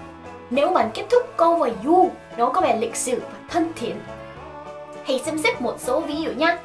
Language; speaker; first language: Vietnamese; non-native, fluent; Korean